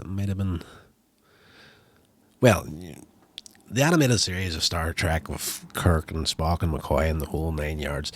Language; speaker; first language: English; native; English